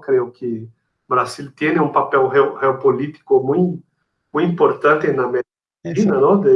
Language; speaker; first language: Spanish; non-native, fluent; Portuguese